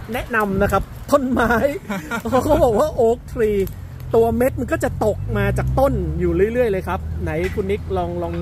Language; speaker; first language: Thai; native; Thai